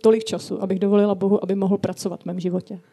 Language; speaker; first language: Czech; non-native, learner; Russian